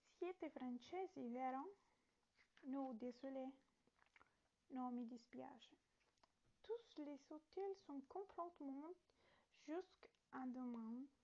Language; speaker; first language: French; non-native, learner; Italian